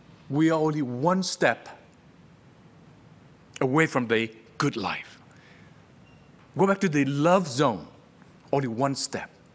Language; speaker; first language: English; non-native, fluent; Vietnamese